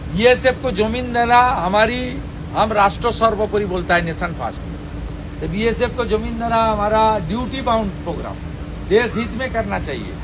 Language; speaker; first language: Hindi; non-native, local second language; Bangla